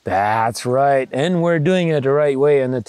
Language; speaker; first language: English; native; English